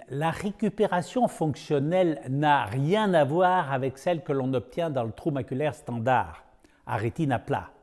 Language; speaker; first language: French; native; French